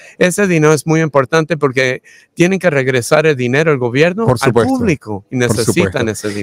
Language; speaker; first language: Spanish; early bilingual, heritage; Spanish